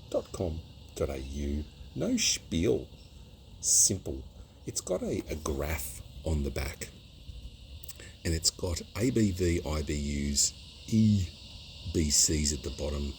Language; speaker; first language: English; native; English